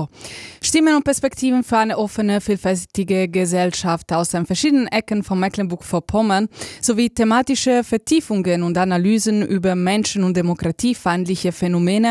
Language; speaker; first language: German; native; German